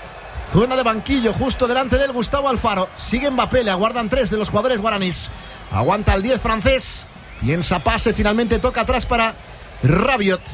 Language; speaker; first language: Spanish; native; Spanish